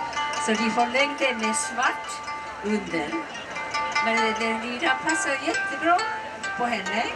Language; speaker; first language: Swedish; non-native, learner; Japanese